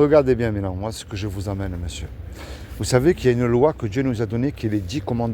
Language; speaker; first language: French; native; French